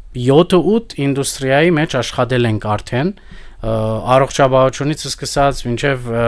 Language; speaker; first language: Armenian; early bilingual, heritage; Armenian